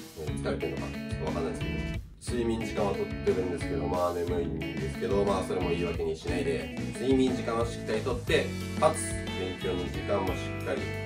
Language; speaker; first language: Japanese; native; Japanese